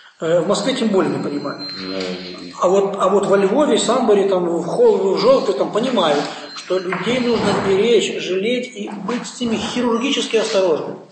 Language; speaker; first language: Russian; non-native, local second language; Ukrainian